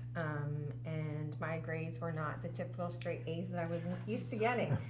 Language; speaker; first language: English; native; English